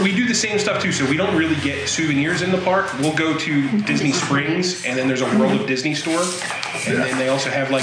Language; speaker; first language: English; native; English